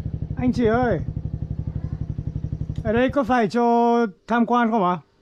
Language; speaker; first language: Vietnamese; non-native, fluent; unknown